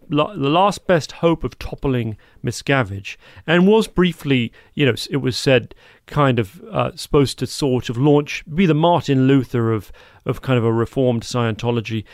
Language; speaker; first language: English; native; English